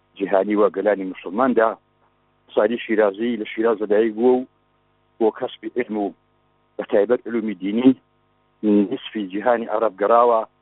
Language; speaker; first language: Central Kurdish; native; Central Kurdish